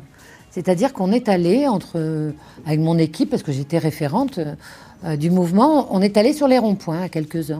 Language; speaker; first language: French; native; French